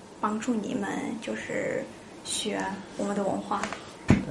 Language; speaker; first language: Chinese; non-native, fluent; Czech